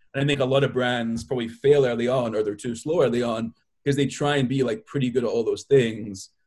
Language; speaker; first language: English; native; English